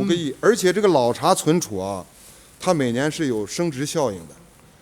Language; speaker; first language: Chinese; native; Chinese